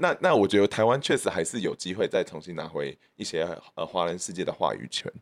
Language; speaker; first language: Chinese; native; Chinese